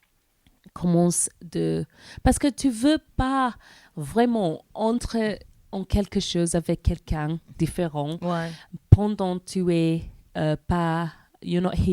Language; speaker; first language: French; non-native, learner; English